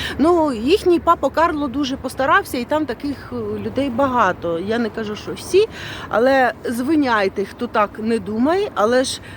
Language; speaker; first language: Ukrainian; non-native, local second language; Russian